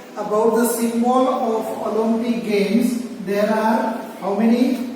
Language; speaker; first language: English; non-native, local second language; Marathi